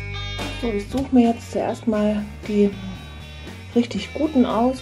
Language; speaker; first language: German; native; German